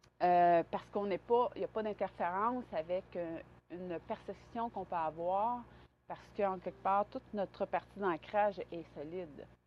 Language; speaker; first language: French; native; French